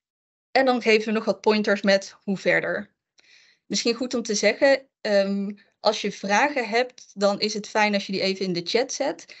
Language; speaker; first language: Dutch; native; Dutch